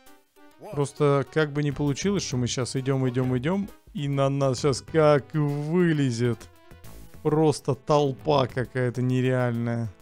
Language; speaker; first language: Russian; native; Russian